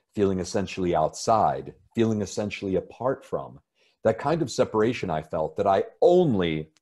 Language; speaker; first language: English; native; English